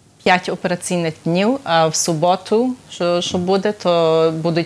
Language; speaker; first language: Ukrainian; early bilingual, heritage; Ukrainian